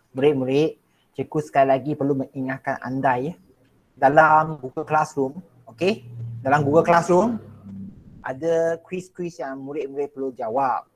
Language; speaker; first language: Malay; non-native, local second language; Chinese